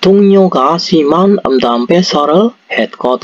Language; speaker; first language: Korean; non-native, learner; Indonesian